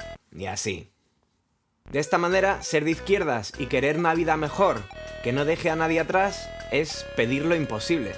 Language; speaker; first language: Spanish; native; Spanish